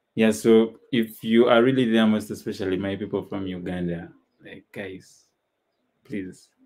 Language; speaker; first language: English; non-native, local second language; Ganda